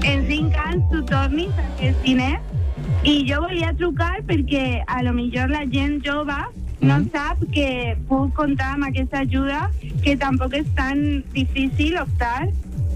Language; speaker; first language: Catalan; non-native, local second language; Spanish